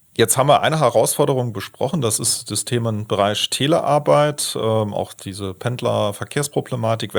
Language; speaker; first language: German; native; German